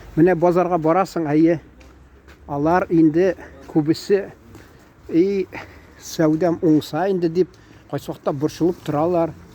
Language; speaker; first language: Tatar; native; Tatar